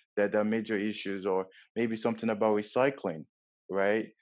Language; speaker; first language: English; non-native, local second language; Yoruba